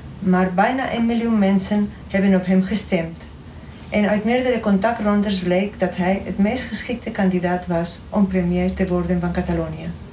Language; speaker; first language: Dutch; non-native, fluent; Catalan